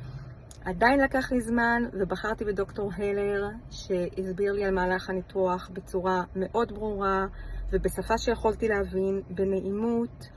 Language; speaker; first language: Hebrew; native; Hebrew